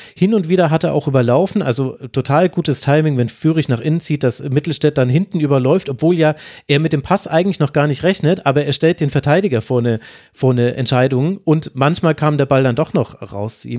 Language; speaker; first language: German; native; German